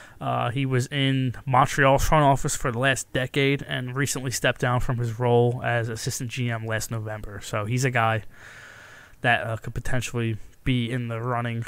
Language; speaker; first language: English; native; English